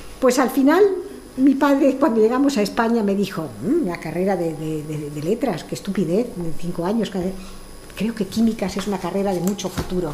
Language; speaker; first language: Spanish; early bilingual, other home language; French